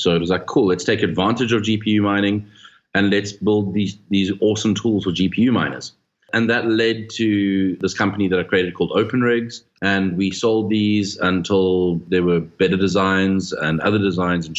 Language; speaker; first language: English; native; English